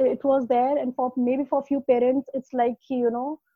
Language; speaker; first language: English; non-native, local second language; Hindi